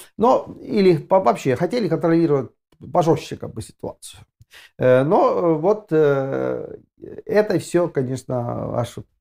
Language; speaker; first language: Russian; non-native, fluent; Estonian